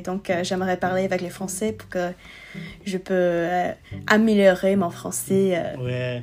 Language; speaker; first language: French; non-native, learner; English